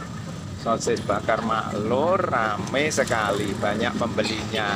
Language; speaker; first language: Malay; non-native, local second language; Javanese